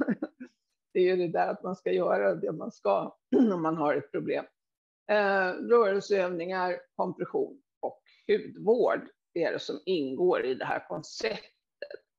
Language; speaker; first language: Swedish; native; Swedish